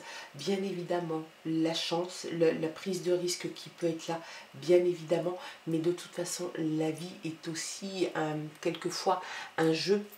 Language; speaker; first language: French; native; French